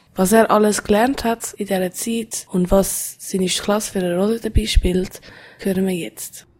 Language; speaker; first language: German; native; German